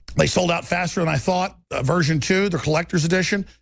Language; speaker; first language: English; native; English